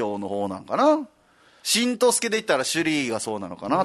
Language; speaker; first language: Japanese; native; Japanese